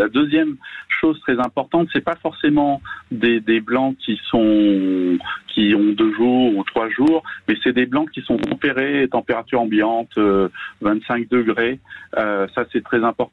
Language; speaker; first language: French; native; French